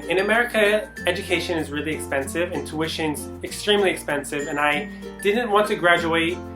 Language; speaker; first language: English; native; English